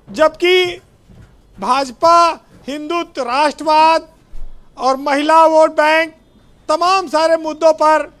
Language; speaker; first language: Hindi; native; Hindi